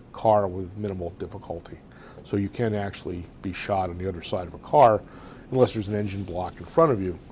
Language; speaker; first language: English; native; English